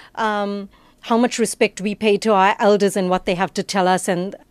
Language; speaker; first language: English; native; English